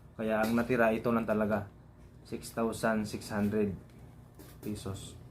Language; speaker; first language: Filipino; non-native, local second language; Cebuano